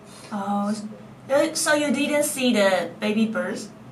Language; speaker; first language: English; non-native, fluent; Chinese